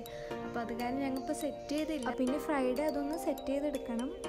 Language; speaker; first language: Malayalam; native; Malayalam